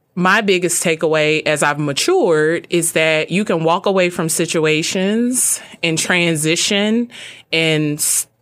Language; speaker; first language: English; native; English